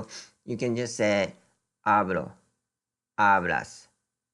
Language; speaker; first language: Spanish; non-native, fluent; Japanese